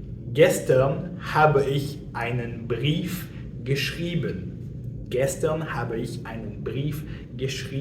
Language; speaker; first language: German; non-native, fluent; French